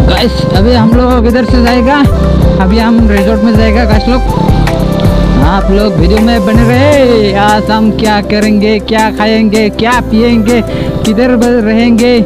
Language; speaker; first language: Hindi; non-native, local second language; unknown